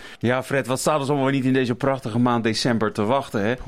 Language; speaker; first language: Dutch; native; Dutch